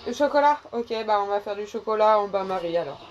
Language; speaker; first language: French; native; French